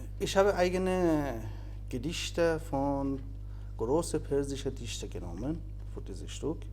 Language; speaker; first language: German; non-native, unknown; Persian